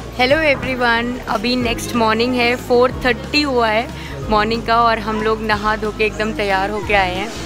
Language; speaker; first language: Hindi; native; Hindi